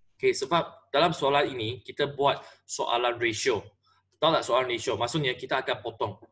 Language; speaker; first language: Malay; non-native, local second language; Chinese